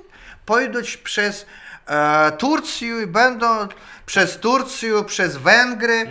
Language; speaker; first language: Polish; non-native, fluent; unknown